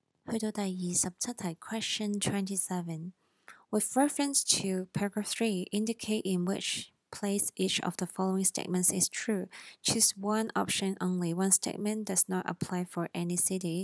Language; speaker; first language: English; non-native, local second language; Cantonese